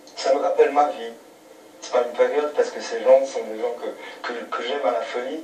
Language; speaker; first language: French; non-native, fluent; Polish